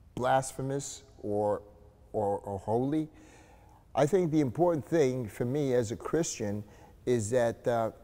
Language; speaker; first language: English; native; English